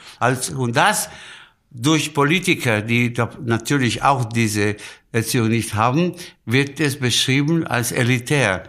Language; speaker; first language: German; non-native, fluent; Spanish